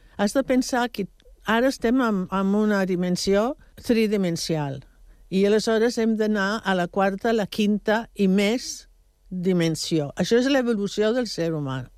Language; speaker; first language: Catalan; non-native, local second language; Spanish